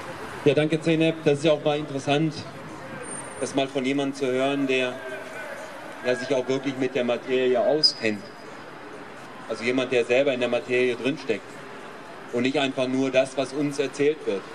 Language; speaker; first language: German; native; German